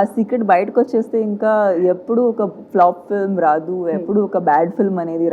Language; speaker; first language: Telugu; non-native, fluent; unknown